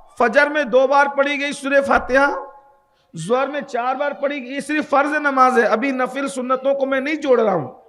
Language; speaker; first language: Urdu; native; Urdu